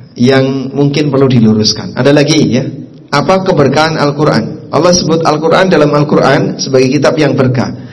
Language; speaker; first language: Indonesian; non-native, local second language; Javanese